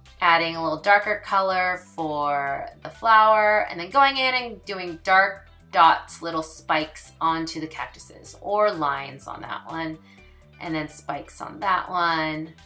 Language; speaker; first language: English; native; English